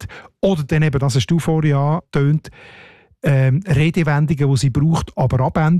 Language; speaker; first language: German; native; German